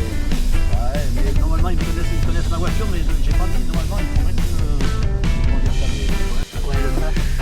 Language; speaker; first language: French; non-native, fluent; Russian